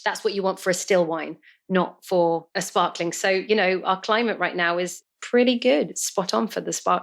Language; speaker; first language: English; native; English